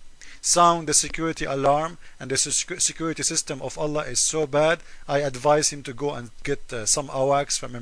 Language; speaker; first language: English; non-native, fluent; Arabic